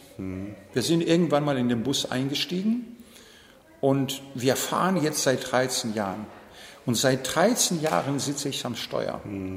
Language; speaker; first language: German; non-native, fluent; Greek